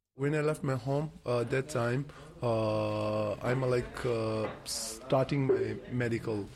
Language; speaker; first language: English; non-native, learner; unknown